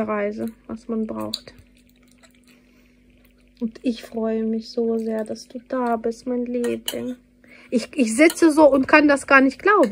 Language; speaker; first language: German; non-native, fluent; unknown